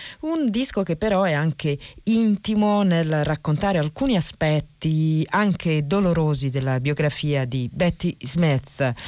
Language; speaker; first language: Italian; native; Italian